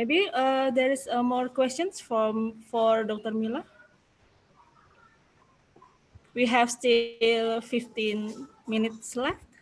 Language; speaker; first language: English; non-native, fluent; Indonesian